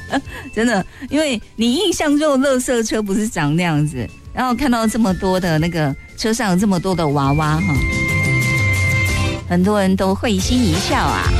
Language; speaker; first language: Chinese; native; Chinese